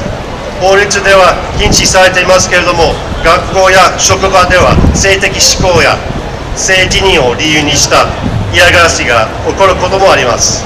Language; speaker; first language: Japanese; non-native, fluent; English